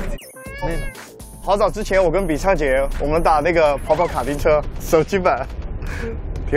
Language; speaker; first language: Chinese; native; Chinese